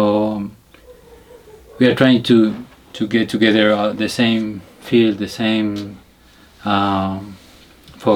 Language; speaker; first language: English; non-native, learner; Spanish